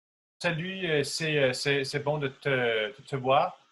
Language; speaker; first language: French; non-native, learner; Danish